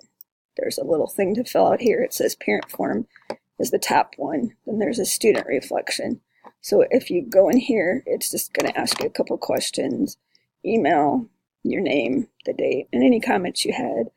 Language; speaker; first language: English; native; English